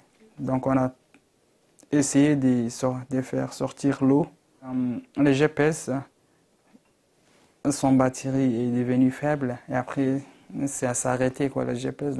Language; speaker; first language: French; non-native, local second language; Arabic